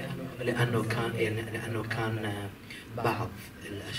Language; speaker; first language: Arabic; native; Arabic